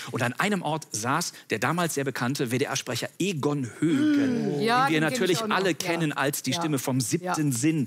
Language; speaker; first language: German; native; German